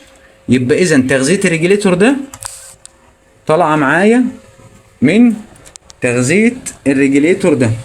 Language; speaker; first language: Arabic; native; Arabic